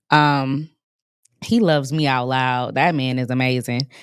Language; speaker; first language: English; native; English